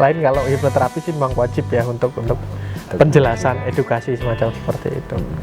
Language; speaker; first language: Indonesian; native; Indonesian